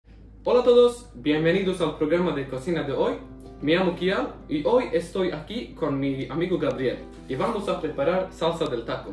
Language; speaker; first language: Spanish; non-native, learner; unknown